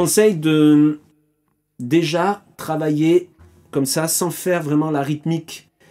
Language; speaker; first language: French; native; French